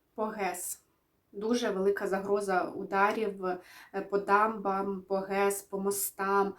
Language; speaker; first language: Ukrainian; native; Ukrainian